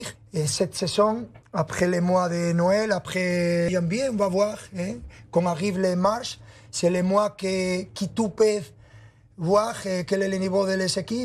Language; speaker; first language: French; non-native, learner; Spanish